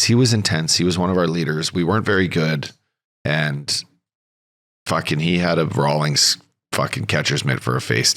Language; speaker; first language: English; native; English